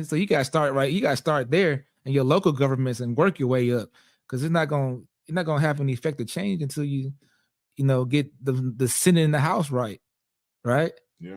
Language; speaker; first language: English; native; English